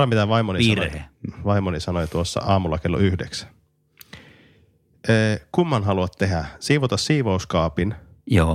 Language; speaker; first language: Finnish; native; Finnish